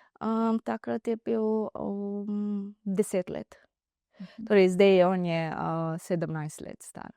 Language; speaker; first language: Slovenian; non-native, learner; Divehi